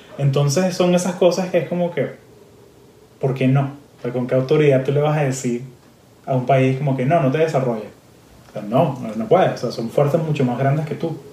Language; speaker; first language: Spanish; native; Spanish